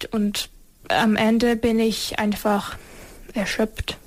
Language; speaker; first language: German; non-native, fluent; Ukrainian